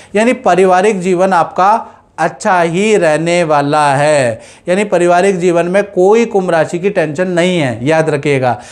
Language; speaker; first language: Hindi; non-native, local second language; Gujarati